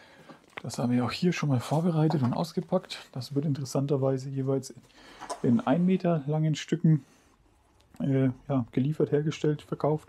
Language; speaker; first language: German; native; German